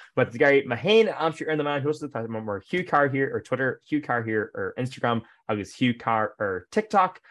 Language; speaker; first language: Irish; native; Irish